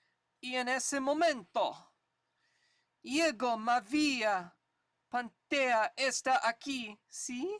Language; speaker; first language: Spanish; non-native, learner; English